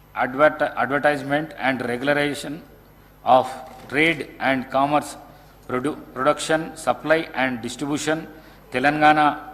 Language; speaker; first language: English; non-native, local second language; Telugu